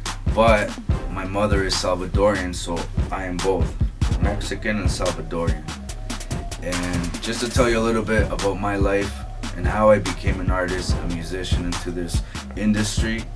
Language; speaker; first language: English; early bilingual, other home language; Spanish